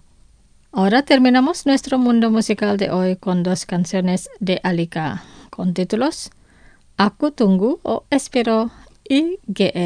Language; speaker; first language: Spanish; non-native, fluent; Indonesian